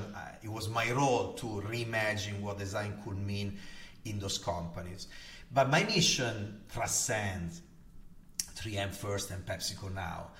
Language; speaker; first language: English; non-native, fluent; Italian